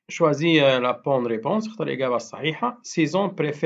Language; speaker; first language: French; non-native, fluent; Arabic